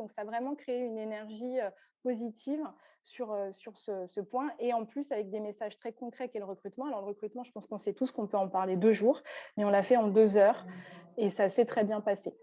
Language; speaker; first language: French; native; French